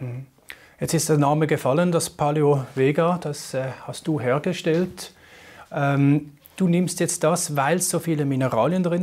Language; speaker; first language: German; native; German